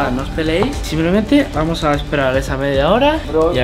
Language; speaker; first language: Spanish; native; Spanish